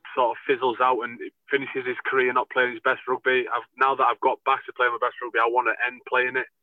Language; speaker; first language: English; native; English